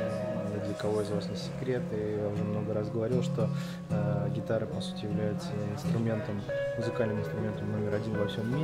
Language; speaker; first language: Russian; native; Russian